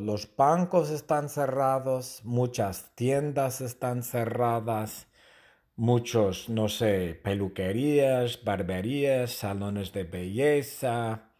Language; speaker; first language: Spanish; non-native, fluent; English